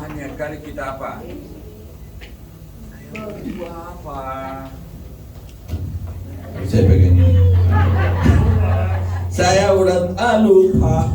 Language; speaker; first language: Indonesian; non-native, learner; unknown